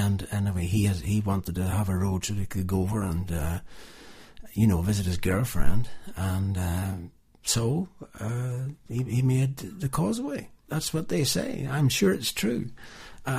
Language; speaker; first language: English; native; English